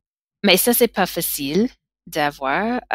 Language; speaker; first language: French; non-native, learner; English